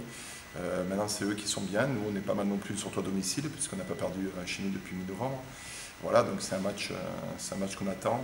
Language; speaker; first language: French; native; French